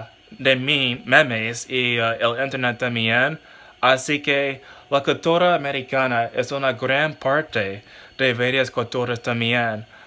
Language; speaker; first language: Spanish; non-native, learner; English